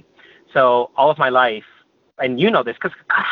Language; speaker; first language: English; native; English